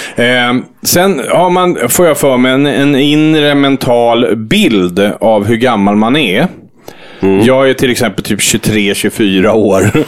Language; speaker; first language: Swedish; native; Swedish